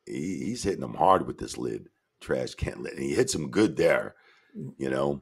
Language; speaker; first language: English; native; English